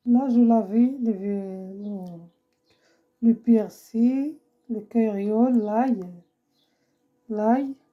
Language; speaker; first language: French; non-native, learner; Arabic